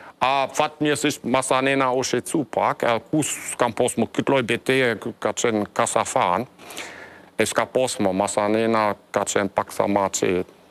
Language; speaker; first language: Albanian; non-native, fluent; German